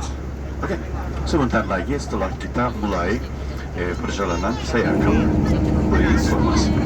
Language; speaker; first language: Indonesian; non-native, fluent; Turkish